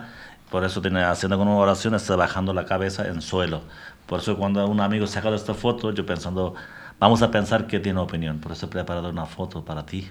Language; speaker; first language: Spanish; non-native, learner; Bangla